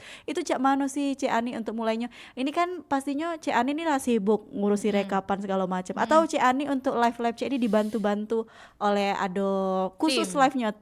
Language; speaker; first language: Indonesian; native; Indonesian